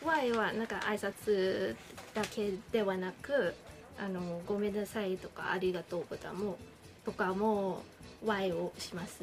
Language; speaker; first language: Japanese; non-native, learner; Thai